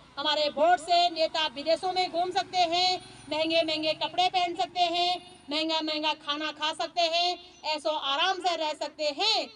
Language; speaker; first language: Hindi; native; Hindi